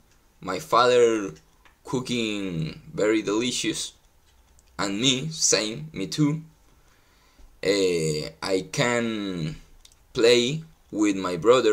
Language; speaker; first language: English; non-native, learner; Spanish